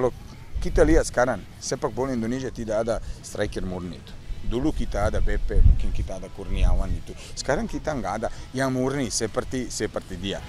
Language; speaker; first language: Indonesian; non-native, fluent; Serbian